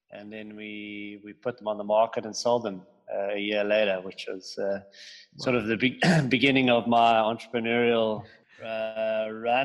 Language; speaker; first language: English; native; English